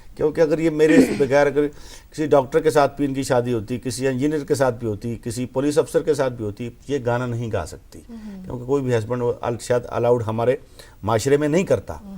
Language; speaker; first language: Hindi; non-native, local second language; Punjabi